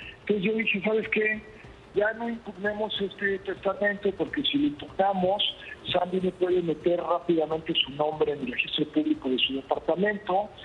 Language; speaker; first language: Spanish; native; Spanish